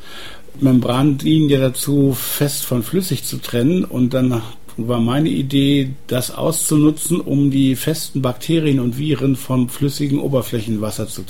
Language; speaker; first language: German; native; German